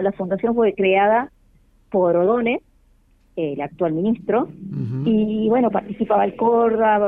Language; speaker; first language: Spanish; native; Spanish